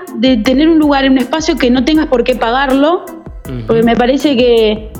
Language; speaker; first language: Spanish; native; Spanish